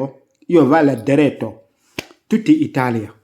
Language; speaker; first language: Italian; non-native, learner; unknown